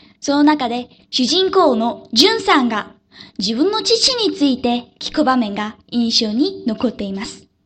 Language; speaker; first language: Japanese; non-native, fluent; Korean